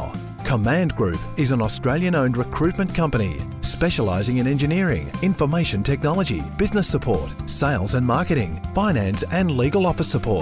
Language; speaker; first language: English; native; English